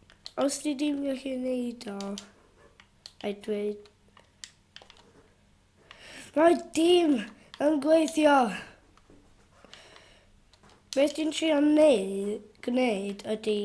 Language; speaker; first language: Welsh; non-native, local second language; English